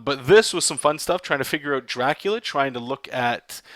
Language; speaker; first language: English; native; English